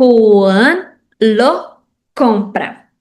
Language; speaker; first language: Spanish; non-native, fluent; Portuguese